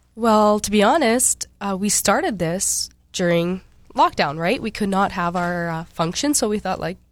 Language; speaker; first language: English; native; English